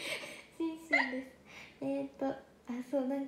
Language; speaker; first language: Japanese; native; Japanese